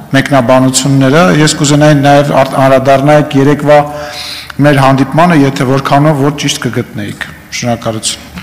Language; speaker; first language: Armenian; native; Armenian